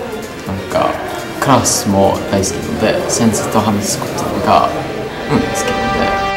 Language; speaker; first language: Japanese; non-native, learner; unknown